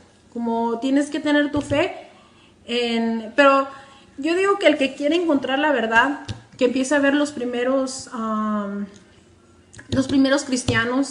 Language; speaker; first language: Spanish; native; Spanish